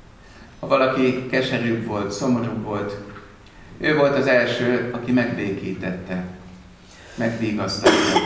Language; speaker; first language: Hungarian; native; Hungarian